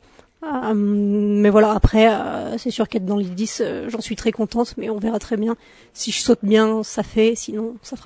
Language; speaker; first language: French; native; French